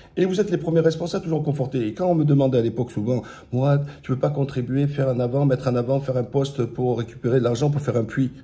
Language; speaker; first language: French; early bilingual, other home language; Arabic